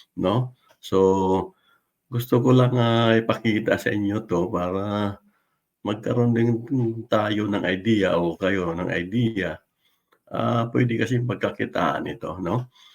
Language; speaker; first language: Filipino; non-native, local second language; Cebuano